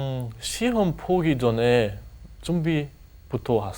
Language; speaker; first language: Korean; non-native, learner; German